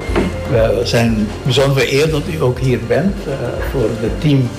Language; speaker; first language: Dutch; non-native, local second language; Papiamento